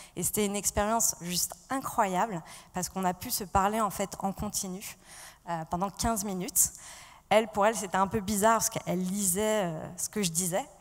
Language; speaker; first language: French; native; French